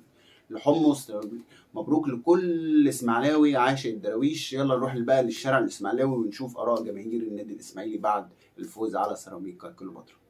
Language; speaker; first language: Arabic; native; Arabic